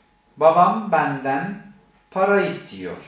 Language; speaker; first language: Turkish; non-native, fluent; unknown